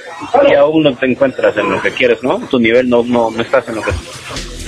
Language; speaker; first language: Spanish; native; Spanish